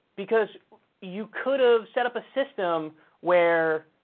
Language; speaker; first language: English; native; English